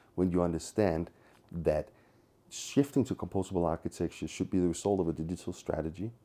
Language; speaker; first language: English; non-native, fluent; Danish